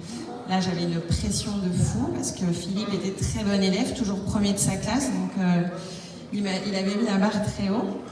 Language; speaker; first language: French; native; French